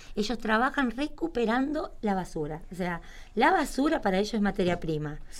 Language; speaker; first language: Spanish; native; Spanish